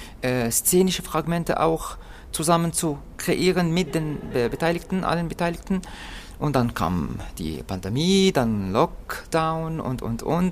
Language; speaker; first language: German; non-native, fluent; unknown